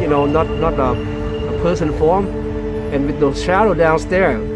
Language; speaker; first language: English; non-native, fluent; Lao